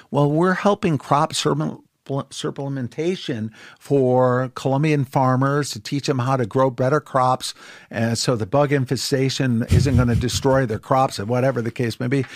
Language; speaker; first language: English; native; English